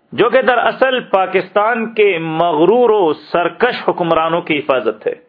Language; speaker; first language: Urdu; native; Urdu